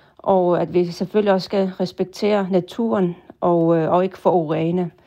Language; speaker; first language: Danish; non-native, local second language; Kalaallisut